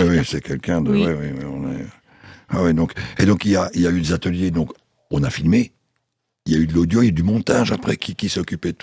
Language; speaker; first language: French; native; French